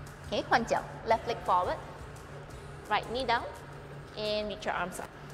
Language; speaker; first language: English; non-native, local second language; Chinese